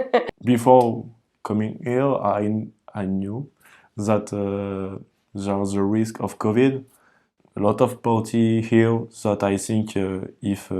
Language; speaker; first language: English; non-native, learner; French